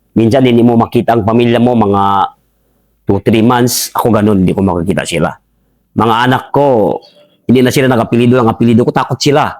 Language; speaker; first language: Filipino; non-native, local second language; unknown